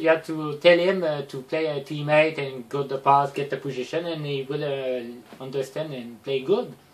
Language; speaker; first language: English; non-native, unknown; French